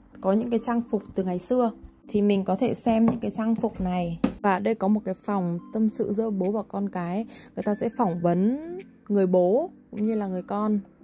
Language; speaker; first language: Vietnamese; native; Vietnamese